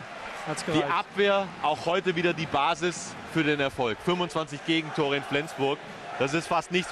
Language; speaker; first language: German; native; German